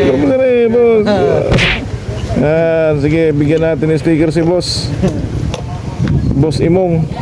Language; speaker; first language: Filipino; native; Filipino